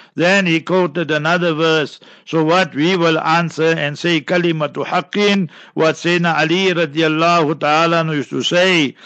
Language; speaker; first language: English; native; English